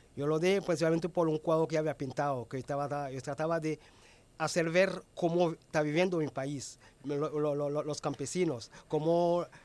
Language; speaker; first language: Spanish; non-native, fluent; Haitian Creole